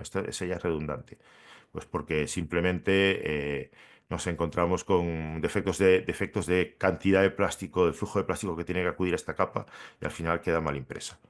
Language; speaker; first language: Spanish; native; Spanish